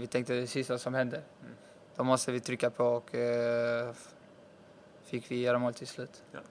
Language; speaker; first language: Swedish; early bilingual, other home language; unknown